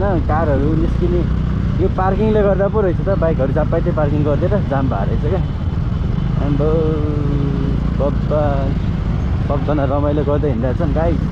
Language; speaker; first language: Nepali; native; Nepali